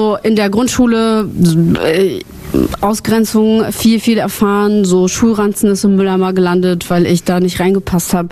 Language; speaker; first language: German; early bilingual, other home language; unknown